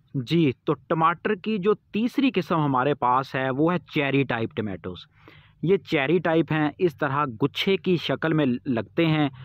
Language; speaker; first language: Urdu; non-native, local second language; Punjabi